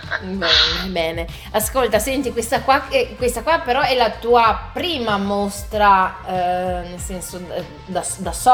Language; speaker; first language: Italian; native; Italian